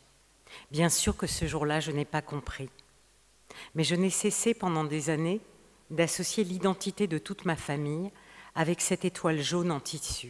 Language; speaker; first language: French; native; French